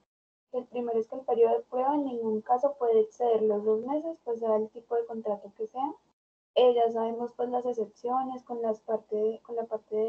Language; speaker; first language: Spanish; native; Spanish